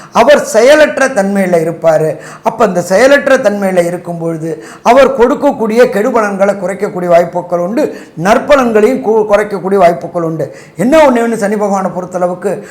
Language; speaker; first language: Tamil; native; Tamil